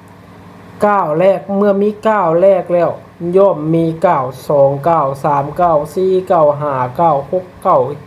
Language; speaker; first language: Thai; non-native, local second language; Lao